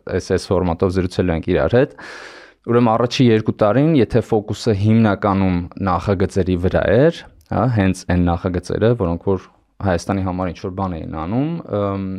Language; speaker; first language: Armenian; native; Armenian